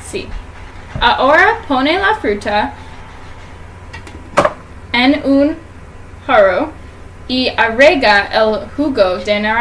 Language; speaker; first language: Spanish; non-native, learner; English